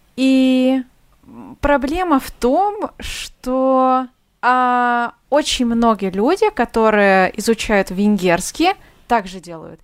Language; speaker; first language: Russian; non-native, fluent; Hungarian